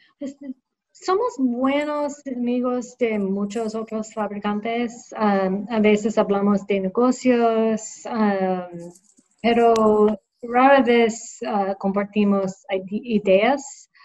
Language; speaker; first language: Spanish; non-native, learner; English